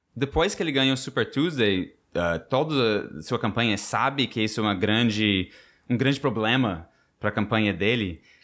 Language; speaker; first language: Portuguese; non-native, fluent; English